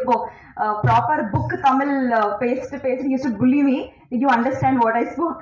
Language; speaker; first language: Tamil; non-native, learner; Telugu